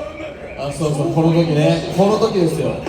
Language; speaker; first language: Japanese; native; Japanese